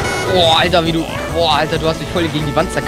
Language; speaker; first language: German; native; German